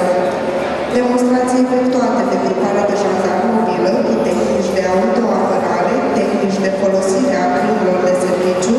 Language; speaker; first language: Romanian; native; Romanian